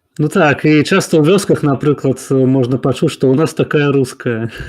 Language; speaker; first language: Belarusian; non-native, local second language; Russian